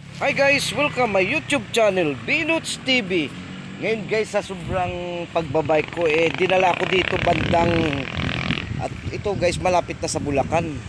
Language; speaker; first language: Filipino; native; Filipino